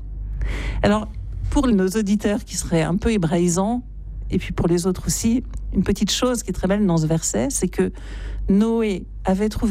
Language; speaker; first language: French; native; French